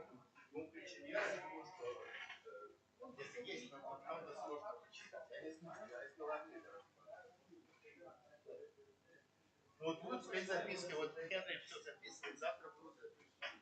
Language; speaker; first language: Russian; native; Russian